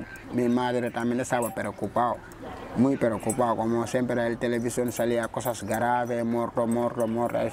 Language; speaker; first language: Spanish; non-native, local second language; Wolof